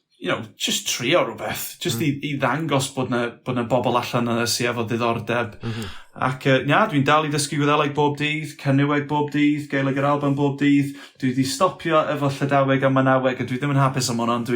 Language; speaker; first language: Welsh; non-native, local second language; English